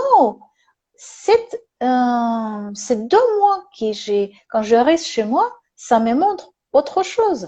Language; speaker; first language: French; non-native, learner; Russian